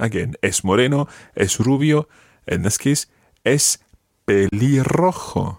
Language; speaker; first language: Spanish; non-native, fluent; English